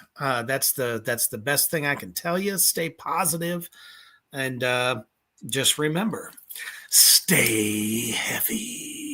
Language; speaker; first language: English; native; English